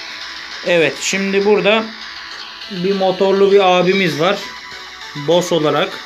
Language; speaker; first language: Turkish; native; Turkish